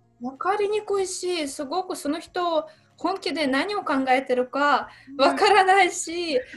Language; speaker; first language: Japanese; non-native, fluent; Russian